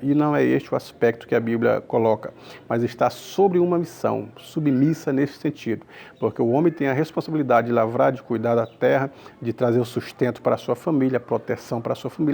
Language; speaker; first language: Portuguese; native; Portuguese